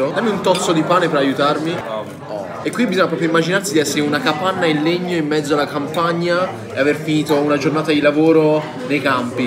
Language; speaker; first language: Italian; native; Italian